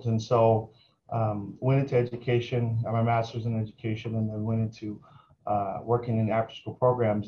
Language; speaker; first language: English; native; English